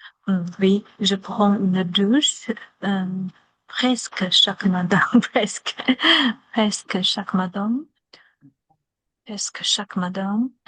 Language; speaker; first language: French; non-native, learner; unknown